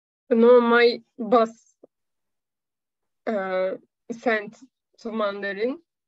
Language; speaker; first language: English; non-native, learner; Turkish